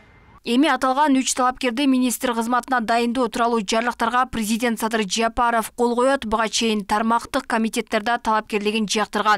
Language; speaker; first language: Kyrgyz; native; Kyrgyz